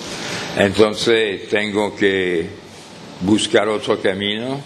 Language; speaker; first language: Spanish; non-native, fluent; French